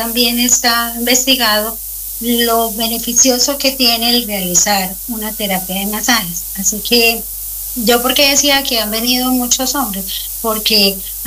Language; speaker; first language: Spanish; native; Spanish